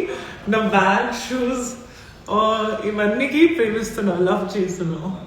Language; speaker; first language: Telugu; non-native, local second language; Odia